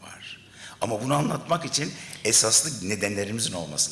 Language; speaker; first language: Turkish; native; Turkish